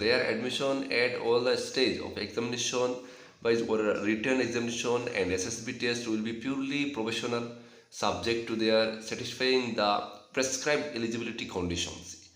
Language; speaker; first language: English; non-native, local second language; Bangla